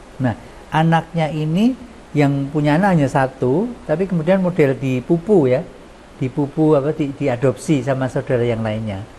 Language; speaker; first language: Indonesian; non-native, local second language; Javanese